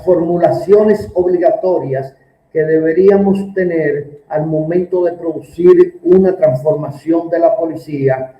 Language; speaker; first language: Spanish; native; Spanish